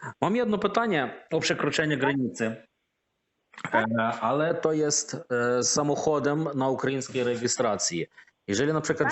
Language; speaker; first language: Polish; non-native, learner; Ukrainian